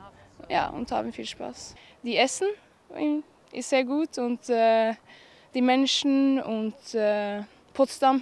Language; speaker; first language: German; non-native, learner; Norwegian